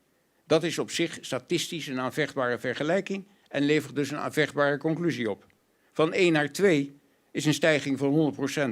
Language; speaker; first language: Dutch; native; Dutch